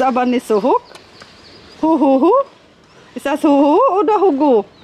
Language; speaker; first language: German; non-native, learner; Filipino